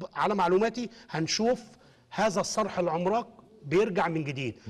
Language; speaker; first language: Arabic; native; Arabic